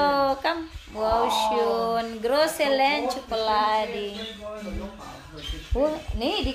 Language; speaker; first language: German; non-native, learner; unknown